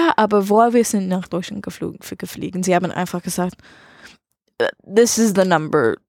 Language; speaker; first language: German; non-native, learner; English